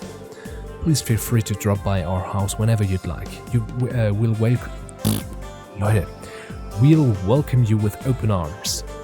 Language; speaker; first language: English; non-native, fluent; German